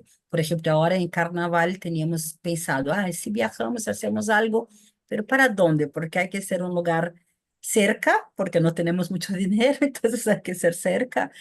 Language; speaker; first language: Spanish; non-native, fluent; Portuguese